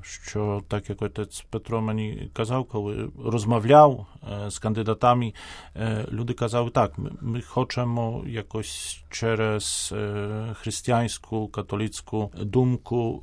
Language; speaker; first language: Ukrainian; non-native, fluent; Polish